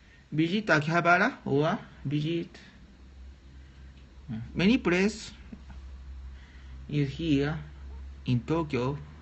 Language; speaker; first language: English; non-native, learner; Japanese